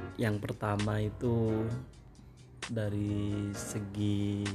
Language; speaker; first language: Indonesian; non-native, local second language; Madurese